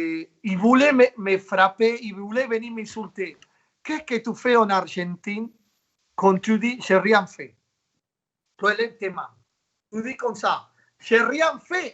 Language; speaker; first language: French; non-native, fluent; Spanish